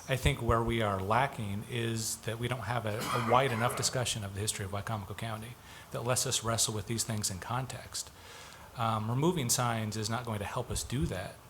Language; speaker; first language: English; native; English